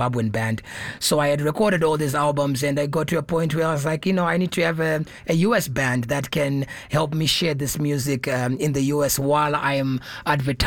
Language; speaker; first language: English; non-native, local second language; Shona